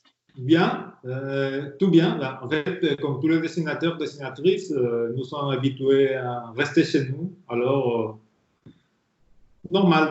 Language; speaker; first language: French; non-native, fluent; Spanish